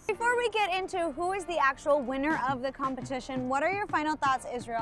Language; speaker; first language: English; early bilingual, other home language; Chinese